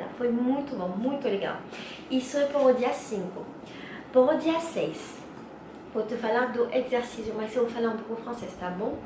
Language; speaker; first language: Portuguese; non-native, learner; French